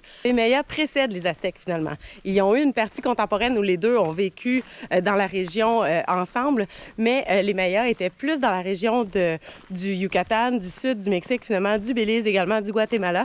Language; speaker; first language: French; native; French